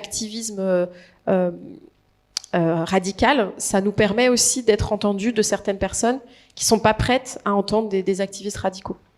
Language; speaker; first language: French; native; French